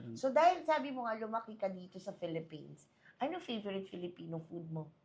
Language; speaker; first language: Filipino; native; Filipino